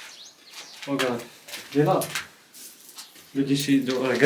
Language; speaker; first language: French; non-native, learner; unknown